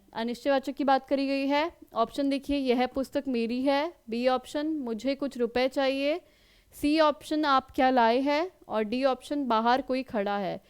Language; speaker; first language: Hindi; native; Hindi